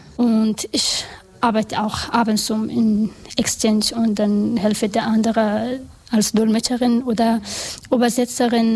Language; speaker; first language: German; non-native, learner; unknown